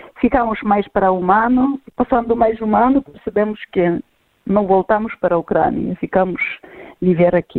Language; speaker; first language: Portuguese; non-native, fluent; Ukrainian